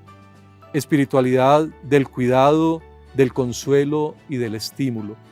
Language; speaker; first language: Spanish; native; Spanish